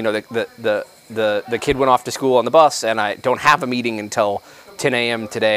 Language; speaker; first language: English; native; English